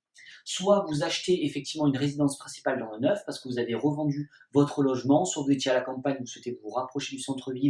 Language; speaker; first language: French; native; French